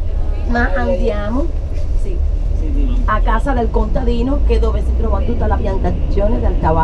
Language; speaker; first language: Italian; non-native, fluent; Spanish